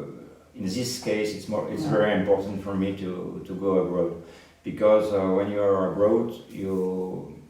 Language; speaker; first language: English; non-native, fluent; French